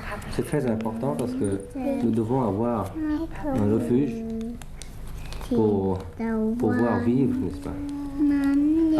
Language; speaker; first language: French; early bilingual, other home language; Thai